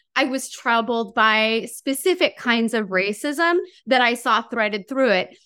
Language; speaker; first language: English; native; English